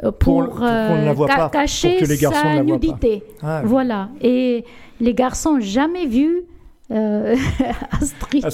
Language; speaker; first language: French; non-native, learner; Armenian